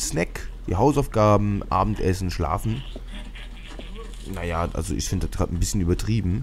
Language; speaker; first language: German; native; German